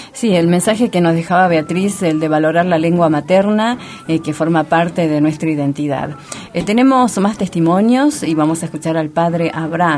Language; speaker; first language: Spanish; native; Spanish